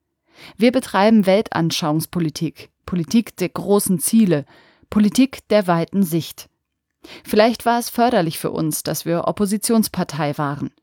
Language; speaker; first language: German; native; German